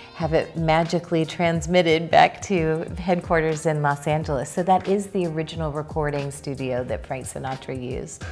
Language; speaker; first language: English; native; English